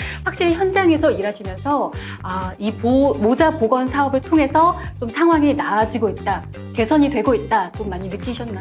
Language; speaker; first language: Korean; native; Korean